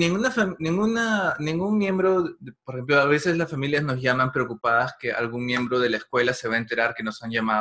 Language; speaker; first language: Spanish; non-native, fluent; English